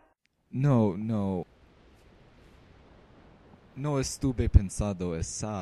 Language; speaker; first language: Spanish; non-native, learner; English